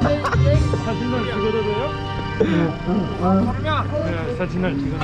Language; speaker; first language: Korean; non-native, learner; French